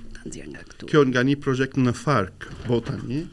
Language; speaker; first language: Albanian; non-native, fluent; Arabic